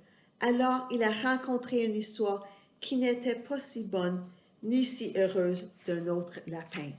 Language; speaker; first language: French; non-native, fluent; English